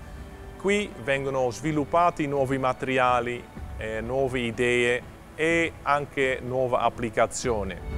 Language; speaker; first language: Italian; non-native, fluent; Dutch